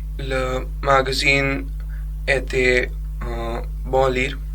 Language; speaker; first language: French; non-native, learner; Gujarati